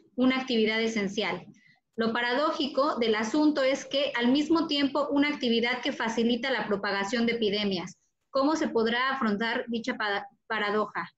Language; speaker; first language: Spanish; native; Spanish